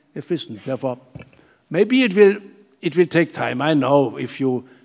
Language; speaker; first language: English; non-native, fluent; German